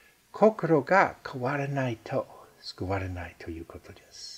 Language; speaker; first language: Japanese; non-native, fluent; English